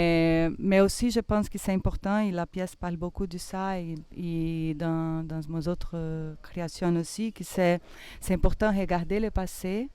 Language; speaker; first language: French; non-native, fluent; Portuguese